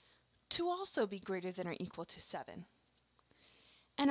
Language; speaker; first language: English; native; English